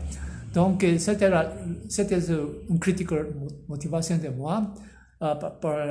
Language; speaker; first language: French; non-native, learner; Korean